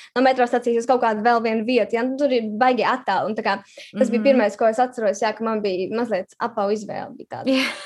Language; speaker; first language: Latvian; native; Latvian